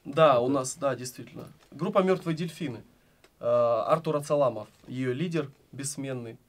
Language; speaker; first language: Russian; native; Russian